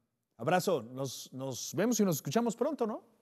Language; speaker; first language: Spanish; native; Spanish